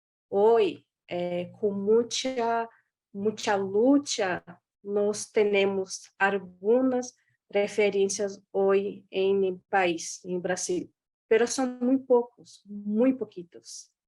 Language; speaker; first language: Spanish; non-native, fluent; Guarani